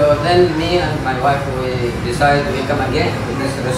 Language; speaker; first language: English; non-native, fluent; Arabic